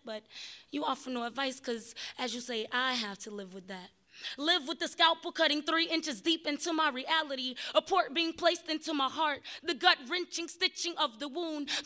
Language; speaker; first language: English; native; English